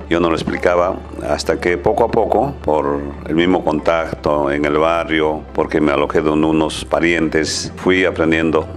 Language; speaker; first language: Spanish; non-native, local second language; Quechua